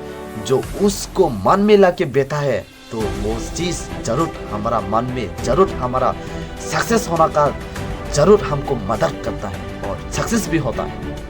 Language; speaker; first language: Hindi; non-native, local second language; Kok Borok